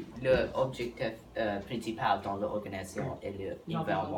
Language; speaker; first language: French; non-native, learner; English